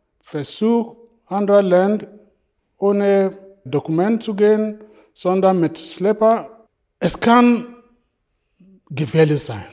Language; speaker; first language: German; non-native, fluent; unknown